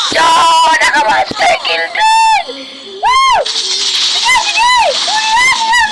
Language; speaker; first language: Filipino; non-native, local second language; Waray